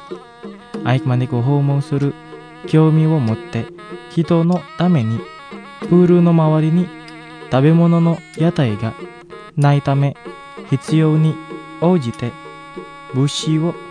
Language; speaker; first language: Japanese; non-native, fluent; Indonesian